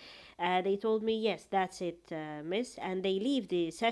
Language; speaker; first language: English; non-native, fluent; Arabic